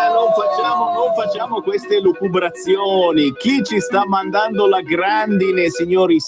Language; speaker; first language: Italian; native; Italian